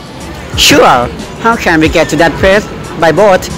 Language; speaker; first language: English; non-native, learner; Thai